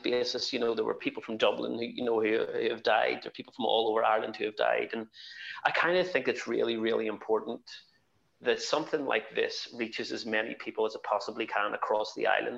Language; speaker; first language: English; native; English